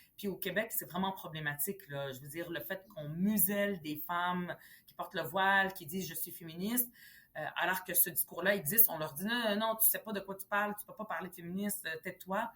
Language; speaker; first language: French; early bilingual, other home language; Arabic